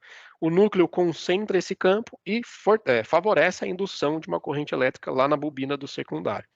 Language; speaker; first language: Portuguese; native; Portuguese